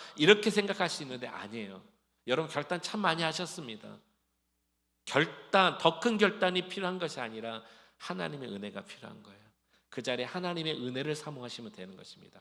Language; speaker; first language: Korean; native; Korean